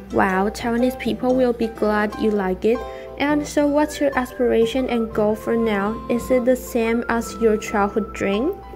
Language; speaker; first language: English; non-native, fluent; Chinese